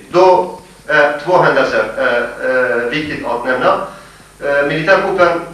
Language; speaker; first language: Swedish; non-native, fluent; Kurdish